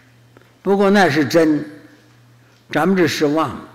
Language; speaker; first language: Chinese; native; Chinese